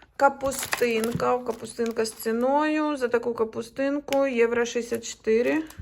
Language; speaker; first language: Ukrainian; native; Ukrainian